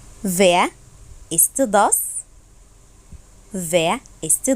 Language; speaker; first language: German; non-native, fluent; Arabic